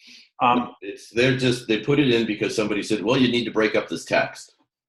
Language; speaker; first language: English; native; English